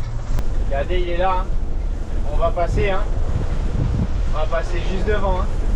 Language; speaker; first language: French; native; French